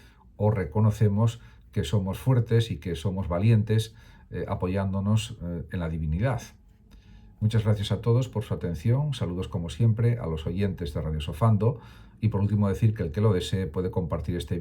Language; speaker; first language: Spanish; native; Spanish